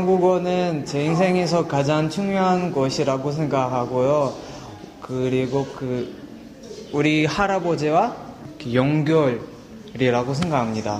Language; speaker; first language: Korean; non-native, fluent; Russian